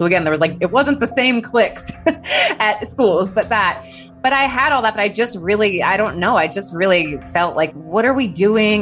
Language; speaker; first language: English; native; English